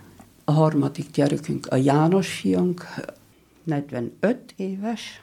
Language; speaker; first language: Hungarian; non-native, learner; German